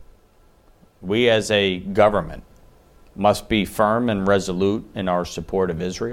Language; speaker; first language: English; native; English